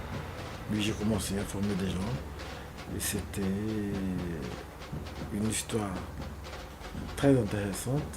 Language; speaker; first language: French; non-native, fluent; Portuguese